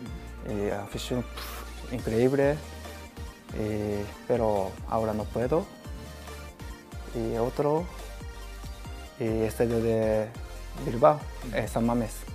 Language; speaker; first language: Spanish; non-native, learner; Japanese